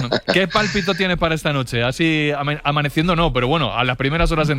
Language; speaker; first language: Spanish; native; Spanish